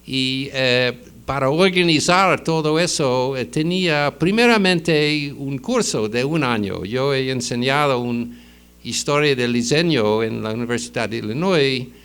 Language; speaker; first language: Spanish; non-native, fluent; English